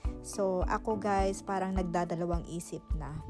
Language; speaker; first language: Filipino; non-native, local second language; Hiligaynon